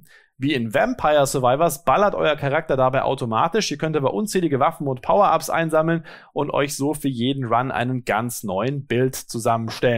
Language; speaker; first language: German; native; German